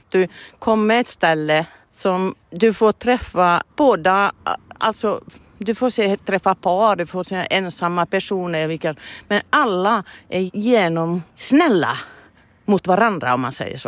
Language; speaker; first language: Swedish; non-native, fluent; Finnish